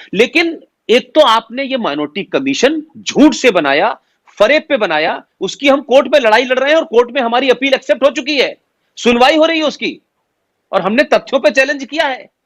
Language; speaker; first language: Hindi; native; Hindi